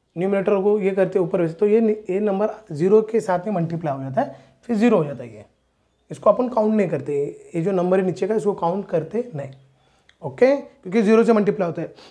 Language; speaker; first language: Hindi; non-native, local second language; Marathi